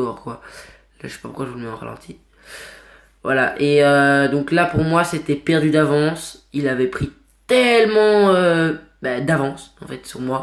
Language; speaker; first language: French; native; French